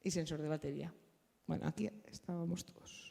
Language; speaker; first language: Spanish; non-native, local second language; Galician